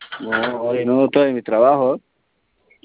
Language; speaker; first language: Spanish; non-native, learner; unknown